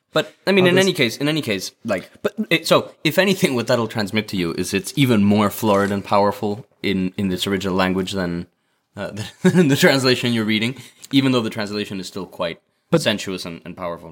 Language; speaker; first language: English; native; English